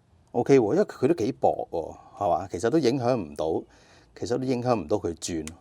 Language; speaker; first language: Cantonese; native; Cantonese